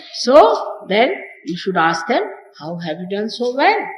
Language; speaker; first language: English; non-native, local second language; Marathi